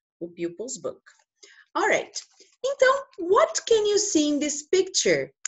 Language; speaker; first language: English; non-native, fluent; Portuguese